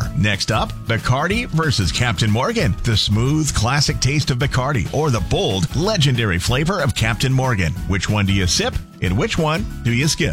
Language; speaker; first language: English; native; English